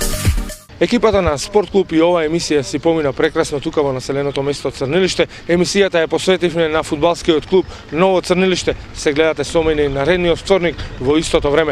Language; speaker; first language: Macedonian; native; Macedonian